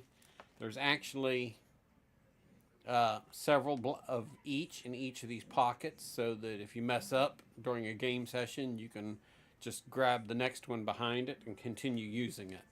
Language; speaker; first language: English; native; English